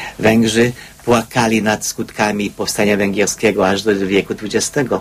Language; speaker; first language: Polish; non-native, fluent; Hungarian